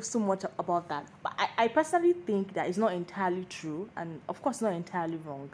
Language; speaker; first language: English; non-native, local second language; Yoruba